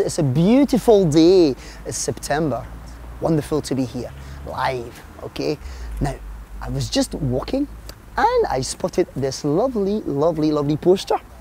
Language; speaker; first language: English; non-native, fluent; French